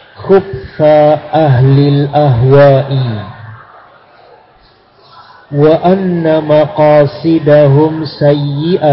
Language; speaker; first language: Arabic; non-native, fluent; Indonesian